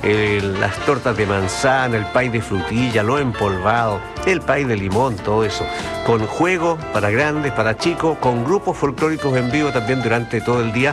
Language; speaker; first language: Spanish; native; Spanish